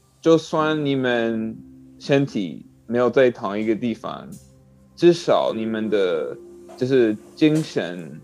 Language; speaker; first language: Chinese; non-native, learner; English